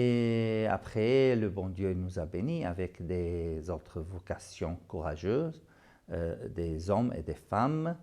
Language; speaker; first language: French; non-native, fluent; Arabic